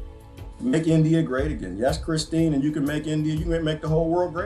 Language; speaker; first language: English; native; English